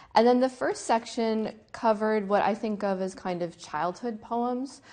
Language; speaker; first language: English; native; English